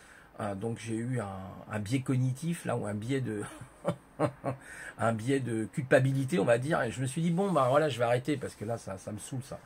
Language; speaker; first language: French; native; French